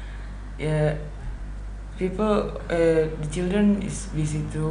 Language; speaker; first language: English; non-native, learner; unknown